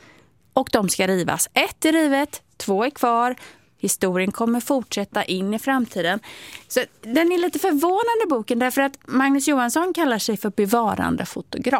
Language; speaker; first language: Swedish; native; Swedish